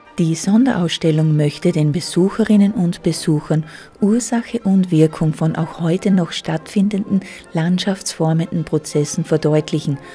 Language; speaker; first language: German; native; German